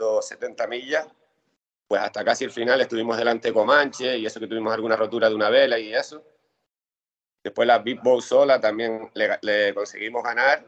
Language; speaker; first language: Spanish; native; Spanish